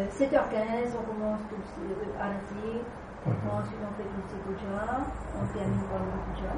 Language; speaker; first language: French; native; French